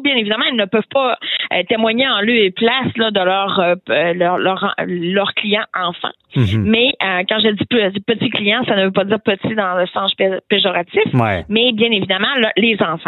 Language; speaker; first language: French; native; French